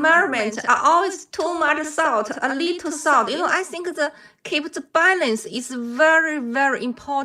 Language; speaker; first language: English; non-native, learner; Chinese